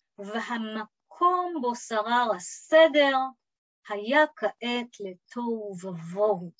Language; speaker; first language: Hebrew; early bilingual, other home language; English